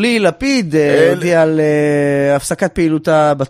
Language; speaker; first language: Hebrew; native; Hebrew